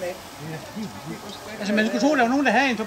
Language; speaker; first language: Danish; native; Danish